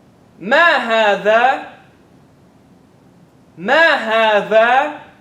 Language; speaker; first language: Arabic; non-native, fluent; English